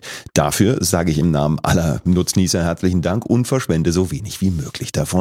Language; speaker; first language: German; native; German